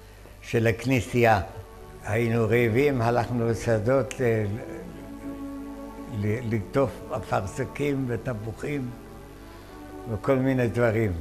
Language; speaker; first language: Hebrew; non-native, fluent; German